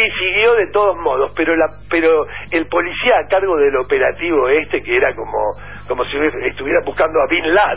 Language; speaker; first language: Spanish; native; Spanish